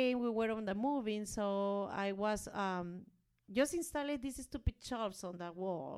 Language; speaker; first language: English; non-native, learner; Spanish